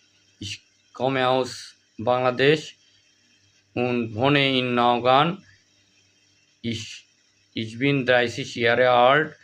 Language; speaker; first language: German; non-native, learner; Bangla